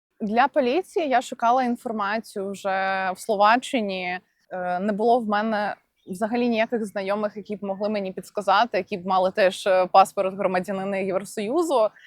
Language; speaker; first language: Ukrainian; non-native, local second language; Russian